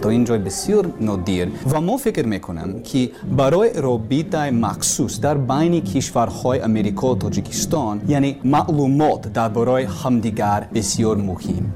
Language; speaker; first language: Persian; non-native, learner; English